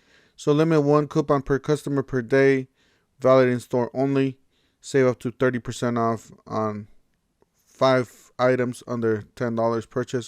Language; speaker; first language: English; native; English